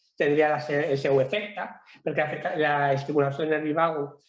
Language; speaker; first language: Spanish; native; Spanish